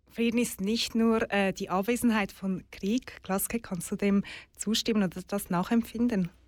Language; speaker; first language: German; native; German